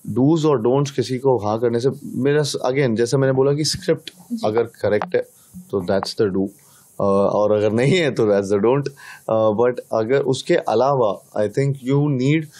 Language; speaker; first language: Hindi; native; Hindi